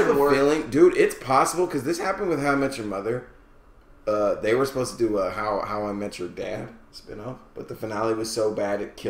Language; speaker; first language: English; native; English